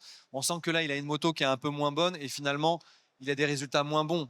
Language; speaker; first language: French; native; French